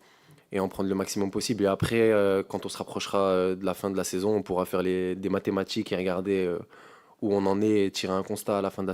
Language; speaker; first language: French; native; French